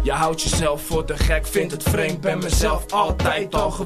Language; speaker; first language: Dutch; native; Dutch